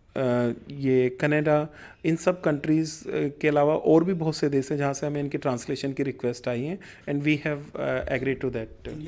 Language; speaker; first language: Hindi; non-native, local second language; Punjabi